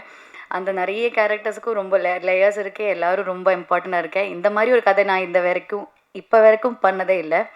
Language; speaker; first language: Tamil; non-native, learner; Malayalam